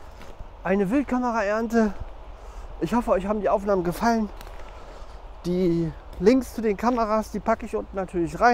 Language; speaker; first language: German; native; German